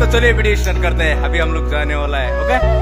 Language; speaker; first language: Hindi; non-native, local second language; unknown